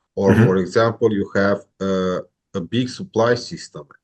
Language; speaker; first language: English; non-native, fluent; Romanian